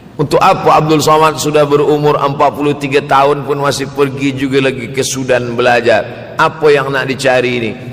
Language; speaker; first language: Malay; native; Malay